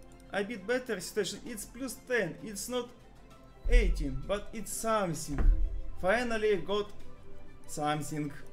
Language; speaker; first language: English; non-native, learner; Russian